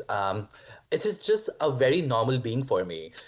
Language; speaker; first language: English; non-native, local second language; Hindi